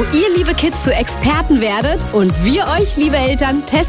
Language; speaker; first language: German; native; German